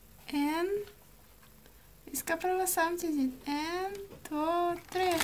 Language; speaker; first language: Swedish; non-native, learner; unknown